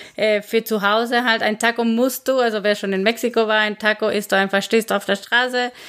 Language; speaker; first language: German; non-native, fluent; Spanish